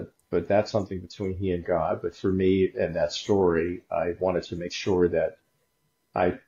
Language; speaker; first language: English; native; English